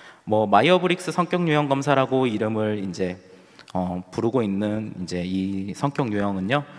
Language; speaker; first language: Korean; native; Korean